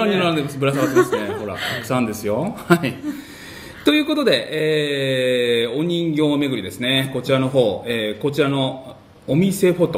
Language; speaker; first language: Japanese; native; Japanese